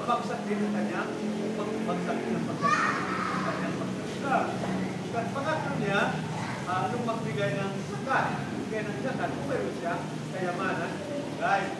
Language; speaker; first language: Filipino; non-native, local second language; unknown